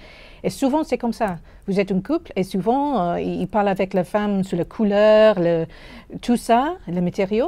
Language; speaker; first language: French; non-native, fluent; English